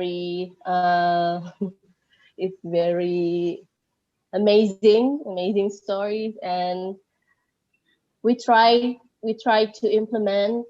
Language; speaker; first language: English; non-native, learner; Indonesian